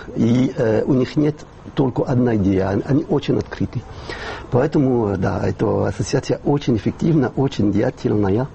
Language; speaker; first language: Russian; non-native, fluent; French